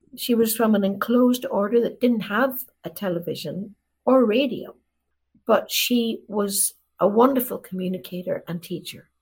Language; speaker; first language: English; native; English